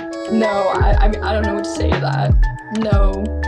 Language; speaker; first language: English; early bilingual, other home language; Swedish